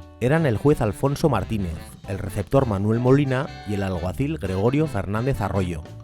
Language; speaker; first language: Spanish; native; Spanish